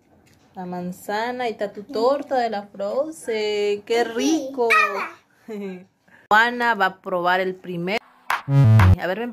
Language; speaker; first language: Spanish; native; Spanish